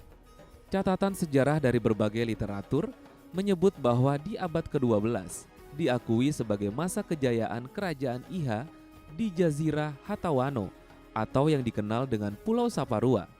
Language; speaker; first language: Indonesian; native; Indonesian